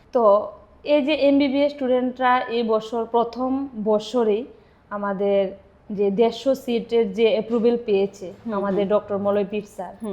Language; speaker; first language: Bangla; native; Bangla